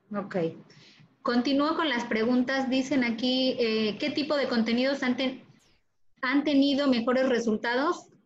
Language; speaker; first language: Spanish; native; Spanish